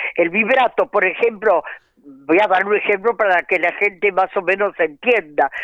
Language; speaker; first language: Spanish; native; Spanish